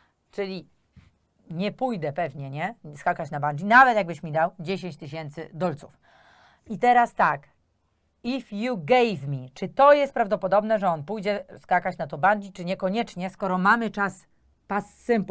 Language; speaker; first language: Polish; native; Polish